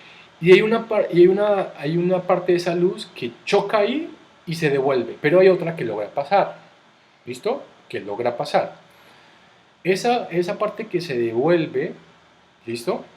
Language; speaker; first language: Spanish; native; Spanish